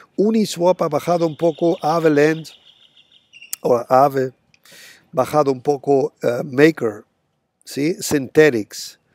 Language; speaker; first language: Spanish; non-native, fluent; German